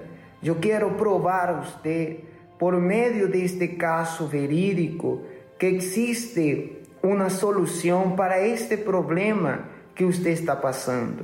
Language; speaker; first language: Spanish; non-native, fluent; Portuguese